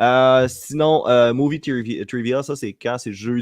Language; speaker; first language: French; native; French